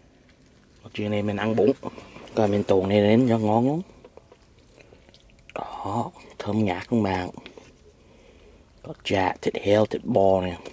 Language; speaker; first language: Vietnamese; early bilingual, heritage; Vietnamese